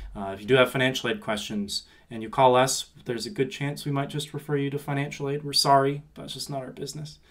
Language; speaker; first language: English; native; English